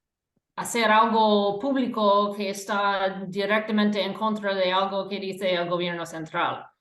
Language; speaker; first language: Spanish; non-native, fluent; English